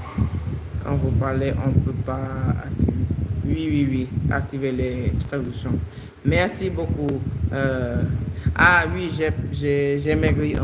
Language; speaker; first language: French; non-native, learner; English